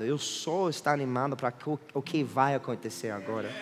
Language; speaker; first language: Portuguese; non-native, fluent; English